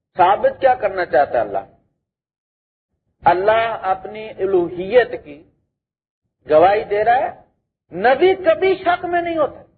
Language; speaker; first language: Urdu; non-native, local second language; Punjabi